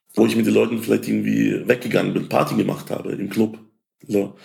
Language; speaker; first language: German; early bilingual, other home language; Ukrainian